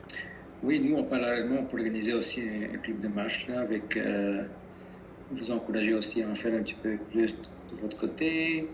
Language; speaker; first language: French; native; French